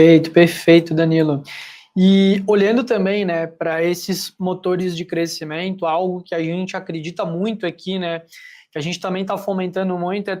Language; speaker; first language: Portuguese; native; Portuguese